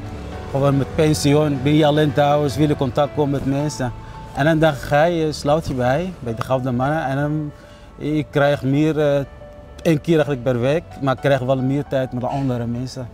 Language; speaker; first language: Dutch; non-native, fluent; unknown